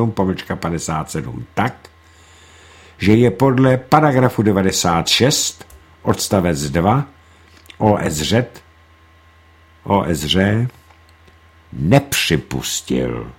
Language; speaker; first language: Czech; native; Czech